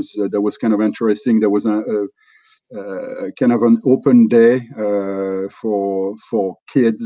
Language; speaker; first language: English; non-native, fluent; French